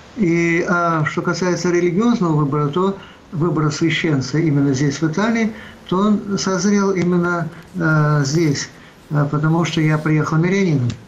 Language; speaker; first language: Russian; native; Russian